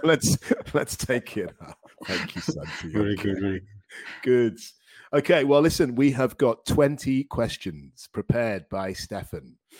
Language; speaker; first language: English; native; English